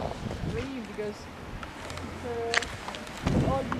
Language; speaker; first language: English; non-native, learner; French